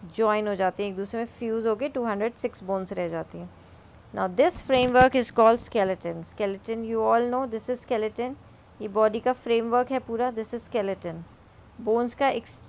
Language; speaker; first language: Hindi; native; Hindi